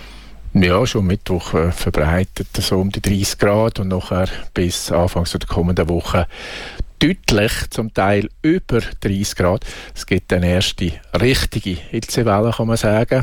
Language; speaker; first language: German; native; German